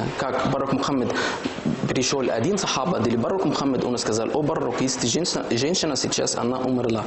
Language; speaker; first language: Russian; non-native, learner; Arabic